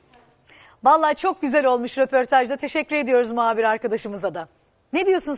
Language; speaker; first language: Turkish; native; Turkish